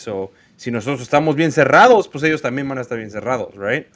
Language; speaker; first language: Spanish; early bilingual, heritage; Spanish